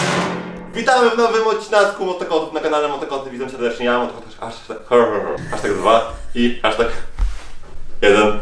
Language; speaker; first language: Polish; native; Polish